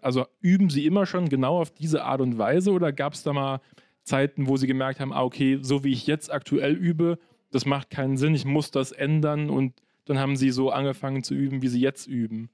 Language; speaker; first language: German; native; German